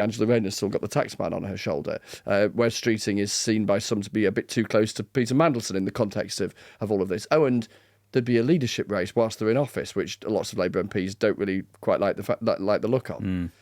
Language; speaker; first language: English; native; English